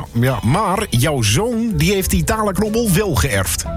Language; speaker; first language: Dutch; native; Dutch